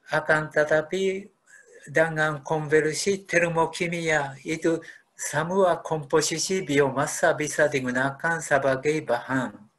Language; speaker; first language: Indonesian; non-native, fluent; Japanese